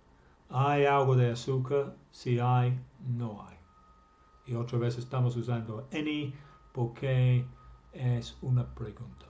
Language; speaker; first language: Spanish; non-native, fluent; English